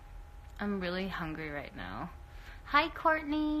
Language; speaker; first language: English; native; English